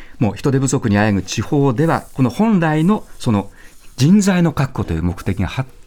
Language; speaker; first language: Japanese; native; Japanese